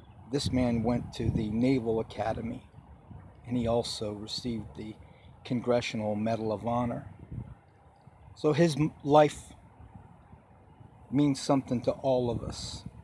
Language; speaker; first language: English; native; English